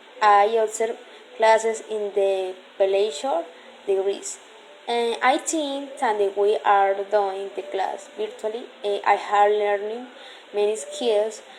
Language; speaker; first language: English; non-native, learner; Spanish